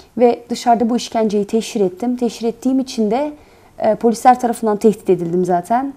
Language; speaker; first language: Turkish; early bilingual, heritage; Turkish